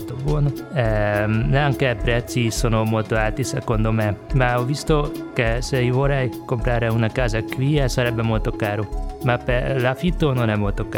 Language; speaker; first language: Italian; non-native, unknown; Hungarian